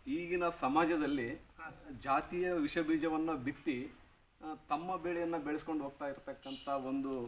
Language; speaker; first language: Kannada; native; Kannada